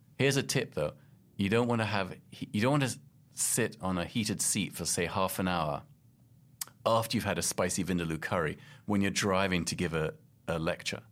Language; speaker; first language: English; native; English